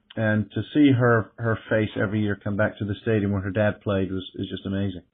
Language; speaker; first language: English; native; English